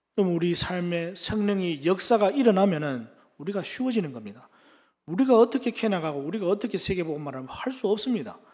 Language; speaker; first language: Korean; early bilingual, heritage; Korean